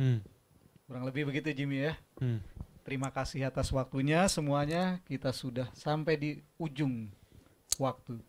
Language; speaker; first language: Indonesian; native; Indonesian